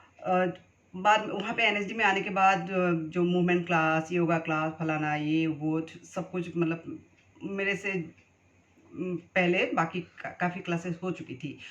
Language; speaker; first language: Hindi; non-native, local second language; Assamese